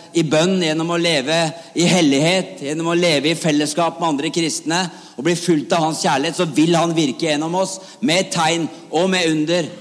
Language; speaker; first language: Norwegian; native; Norwegian